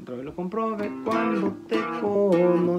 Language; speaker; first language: Spanish; native; Spanish